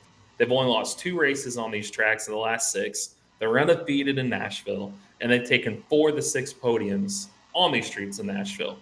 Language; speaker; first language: English; native; English